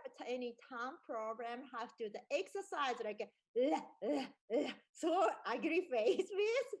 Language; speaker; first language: English; non-native, learner; Japanese